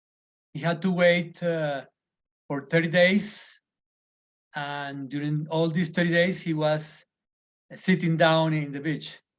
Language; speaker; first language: English; non-native, learner; Spanish